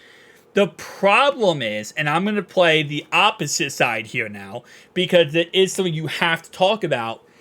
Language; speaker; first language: English; native; English